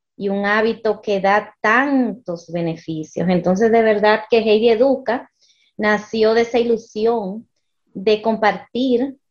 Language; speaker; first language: Spanish; early bilingual, heritage; Spanish